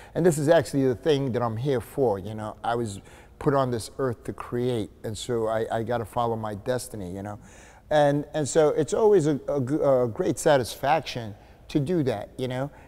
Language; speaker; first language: English; native; English